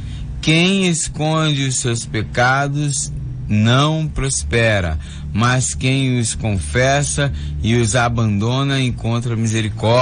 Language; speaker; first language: Portuguese; native; Portuguese